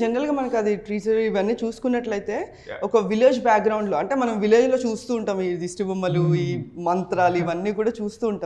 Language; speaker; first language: Telugu; native; Telugu